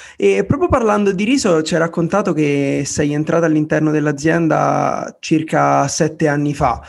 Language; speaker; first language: Italian; native; Italian